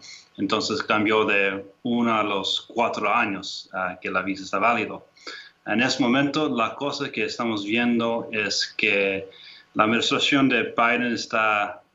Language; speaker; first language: Spanish; non-native, fluent; English